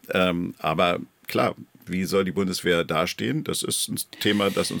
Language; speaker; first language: German; native; German